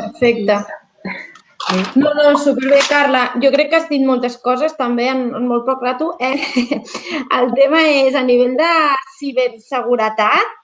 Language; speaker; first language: Catalan; native; Catalan